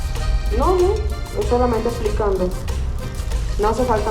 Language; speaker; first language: Spanish; native; Spanish